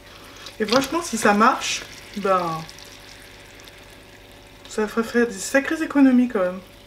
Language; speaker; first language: French; native; French